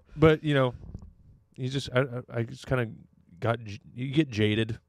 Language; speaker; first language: English; native; English